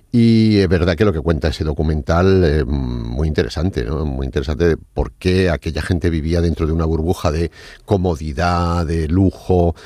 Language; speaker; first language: Spanish; non-native, fluent; Arabic